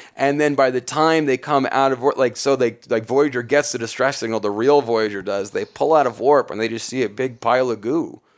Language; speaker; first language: English; native; English